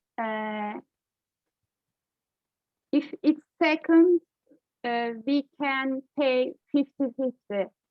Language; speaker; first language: English; non-native, learner; Turkish